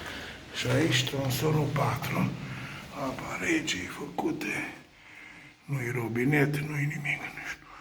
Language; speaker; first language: Romanian; native; Romanian